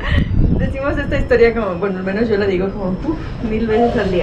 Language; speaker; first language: Spanish; native; Spanish